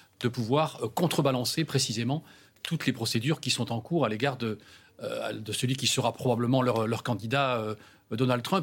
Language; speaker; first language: French; native; French